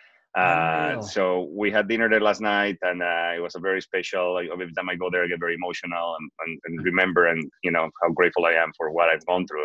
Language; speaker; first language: English; non-native, fluent; Spanish